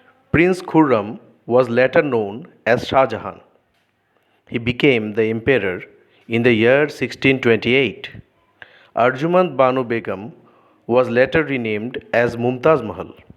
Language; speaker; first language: English; non-native, local second language; Bangla